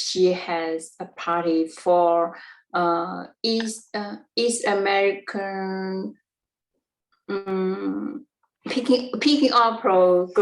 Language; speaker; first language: English; non-native, learner; Chinese